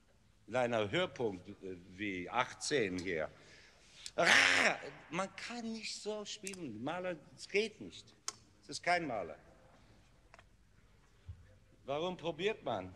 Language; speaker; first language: German; non-native, learner; English